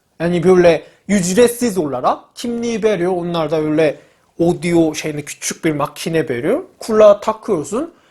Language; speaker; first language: Turkish; non-native, learner; Korean